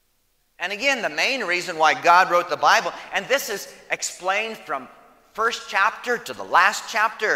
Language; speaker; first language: English; native; English